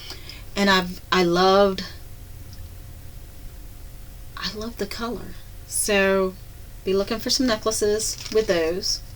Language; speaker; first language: English; native; English